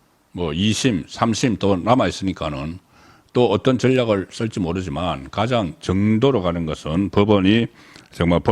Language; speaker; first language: Korean; native; Korean